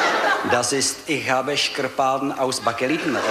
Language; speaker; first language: German; non-native, learner; Czech